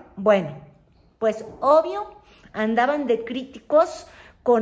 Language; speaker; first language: Spanish; native; Spanish